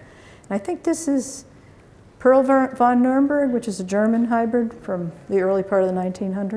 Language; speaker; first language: English; native; English